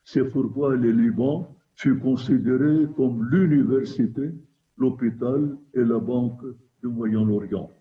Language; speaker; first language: French; non-native, local second language; Arabic